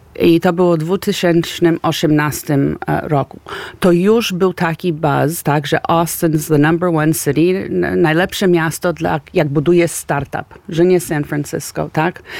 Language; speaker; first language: Polish; early bilingual, heritage; Polish